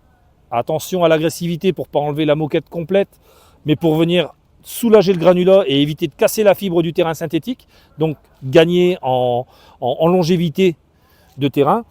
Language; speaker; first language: French; native; French